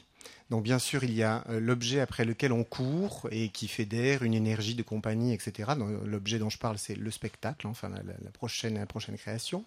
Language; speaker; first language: French; native; French